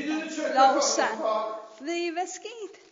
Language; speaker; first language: Danish; non-native, learner; Persian